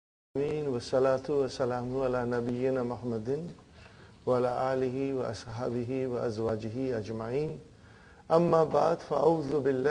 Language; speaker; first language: Arabic; non-native, fluent; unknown